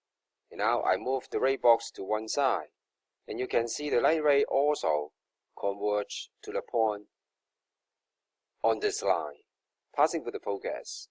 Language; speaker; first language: English; non-native, local second language; Cantonese